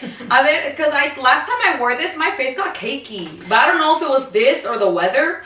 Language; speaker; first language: English; early bilingual, other home language; Spanish